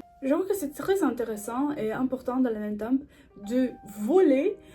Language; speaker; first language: French; non-native, learner; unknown